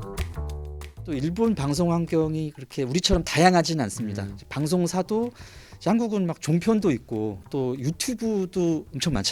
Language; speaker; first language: Korean; native; Korean